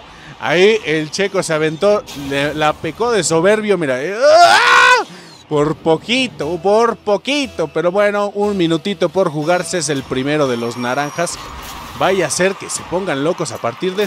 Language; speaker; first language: Spanish; native; Spanish